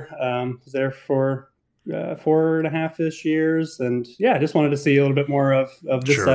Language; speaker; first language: English; native; English